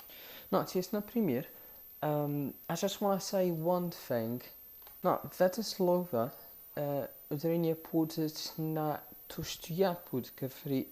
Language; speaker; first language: Russian; non-native, fluent; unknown